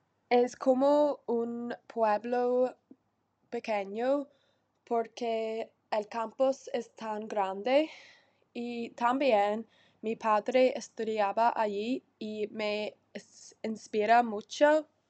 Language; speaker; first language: Spanish; non-native, learner; English